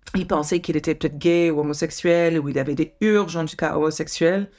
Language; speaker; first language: French; non-native, fluent; English